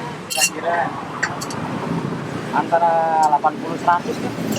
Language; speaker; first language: Indonesian; native; Indonesian